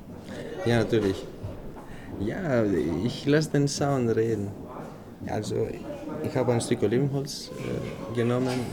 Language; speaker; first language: German; non-native, fluent; Greek